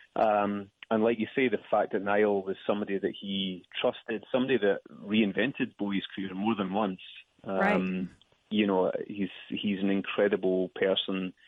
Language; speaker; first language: English; native; English